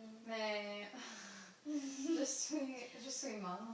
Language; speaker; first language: French; non-native, learner; English